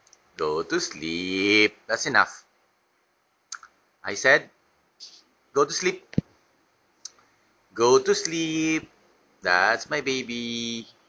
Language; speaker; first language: English; non-native, local second language; Filipino